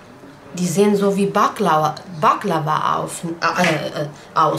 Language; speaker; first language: German; non-native, learner; Turkish